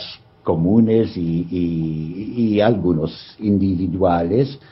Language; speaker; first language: Spanish; non-native, fluent; English